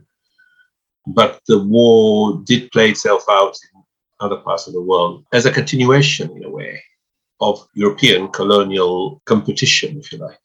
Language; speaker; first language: English; non-native, local second language; Swahili